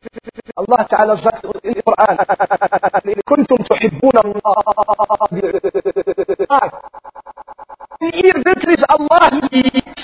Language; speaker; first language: German; non-native, fluent; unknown